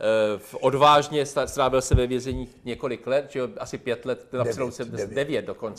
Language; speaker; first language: Czech; native; Czech